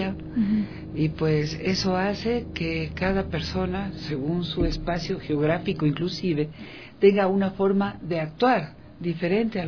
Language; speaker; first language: Spanish; native; Spanish